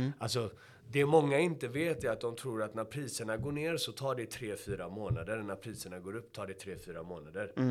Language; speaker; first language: Swedish; early bilingual, other home language; Persian